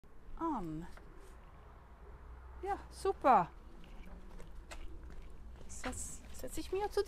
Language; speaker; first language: German; non-native, learner; Swedish